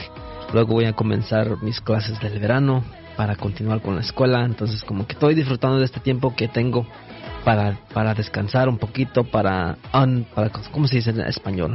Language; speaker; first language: Spanish; early bilingual, heritage; Spanish